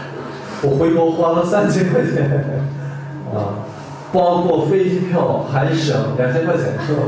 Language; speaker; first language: Chinese; non-native, fluent; Korean